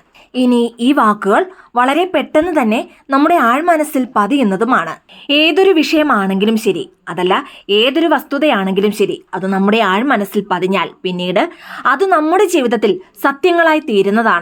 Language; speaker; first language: Malayalam; native; Malayalam